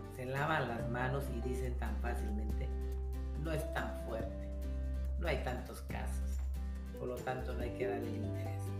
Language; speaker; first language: Spanish; native; Spanish